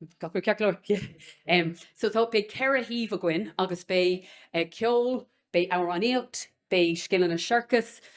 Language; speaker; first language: Irish; non-native, local second language; English